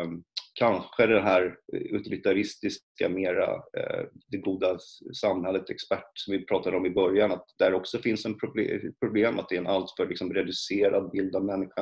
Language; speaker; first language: Swedish; native; Swedish